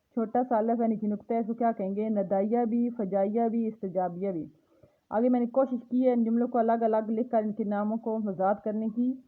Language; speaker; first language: Urdu; non-native, local second language; Punjabi